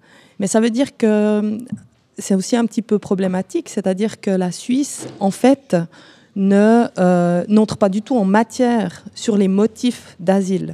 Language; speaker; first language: French; native; French